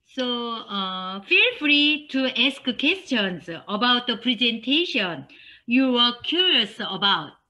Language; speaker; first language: English; non-native, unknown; Korean